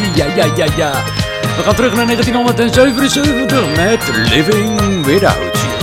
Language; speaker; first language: Dutch; native; Dutch